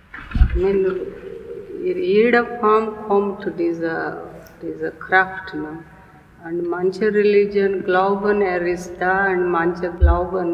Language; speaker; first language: German; non-native, learner; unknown